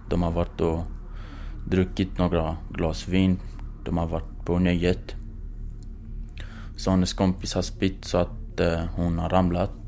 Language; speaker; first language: Swedish; non-native, fluent; Kurdish